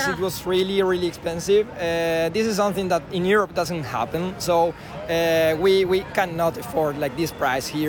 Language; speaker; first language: English; non-native, fluent; Spanish